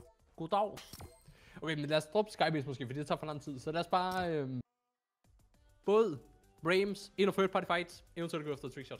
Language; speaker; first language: Danish; native; Danish